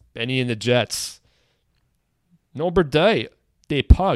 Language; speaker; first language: English; non-native, local second language; French